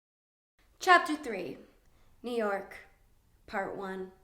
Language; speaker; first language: English; native; English